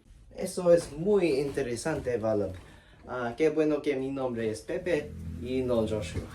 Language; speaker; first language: Spanish; non-native, learner; English